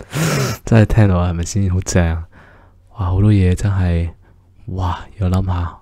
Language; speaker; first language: Cantonese; early bilingual, heritage; Cantonese